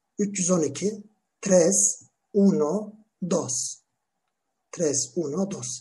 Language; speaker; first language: Spanish; non-native, learner; Turkish